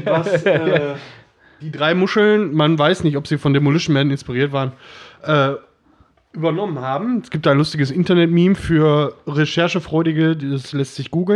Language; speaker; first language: German; native; German